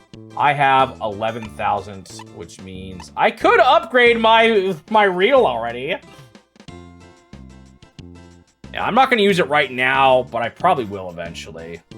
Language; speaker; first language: English; native; English